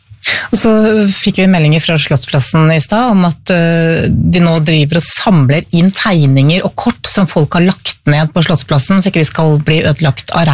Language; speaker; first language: Norwegian; native; Norwegian